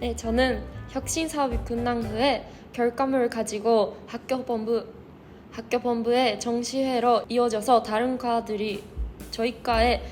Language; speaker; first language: Korean; non-native, fluent; Japanese